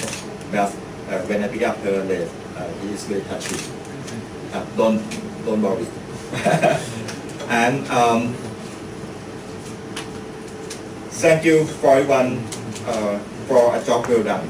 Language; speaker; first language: English; non-native, learner; Thai